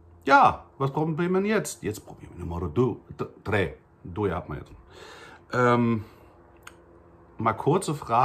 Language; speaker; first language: German; native; German